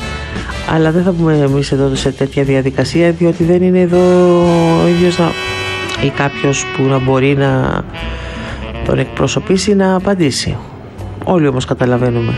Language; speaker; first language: Greek; native; Greek